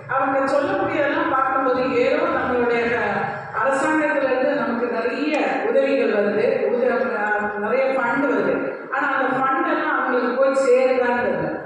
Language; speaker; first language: Tamil; non-native, local second language; Malayalam